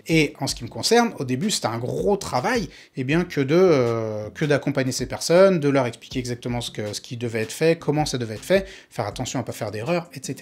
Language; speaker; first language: French; native; French